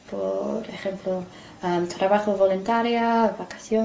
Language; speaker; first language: Spanish; non-native, learner; English